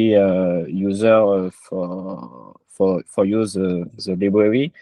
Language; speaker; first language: English; non-native, learner; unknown